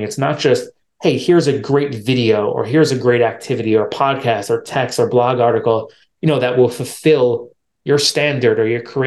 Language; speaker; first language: English; native; English